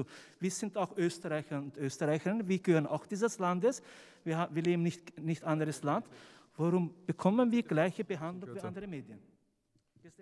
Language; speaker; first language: German; non-native, fluent; Turkish